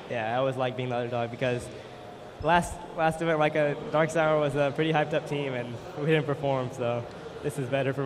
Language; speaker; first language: English; native; English